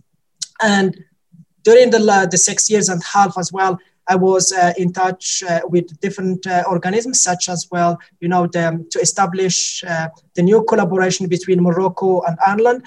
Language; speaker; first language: English; non-native, fluent; Arabic